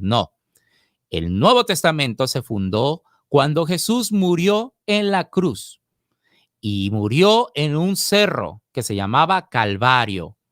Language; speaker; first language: Spanish; native; Spanish